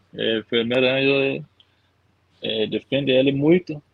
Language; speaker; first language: Portuguese; non-native, learner; English